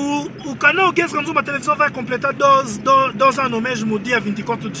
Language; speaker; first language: Portuguese; non-native, learner; Lingala